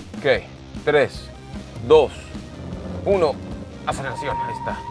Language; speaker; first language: Spanish; native; Spanish